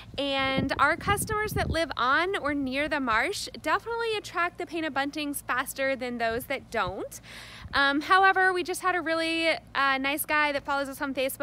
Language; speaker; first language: English; native; English